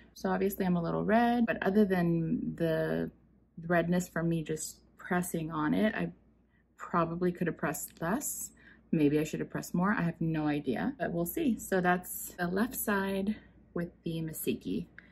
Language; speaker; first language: English; early bilingual, other home language; Spanish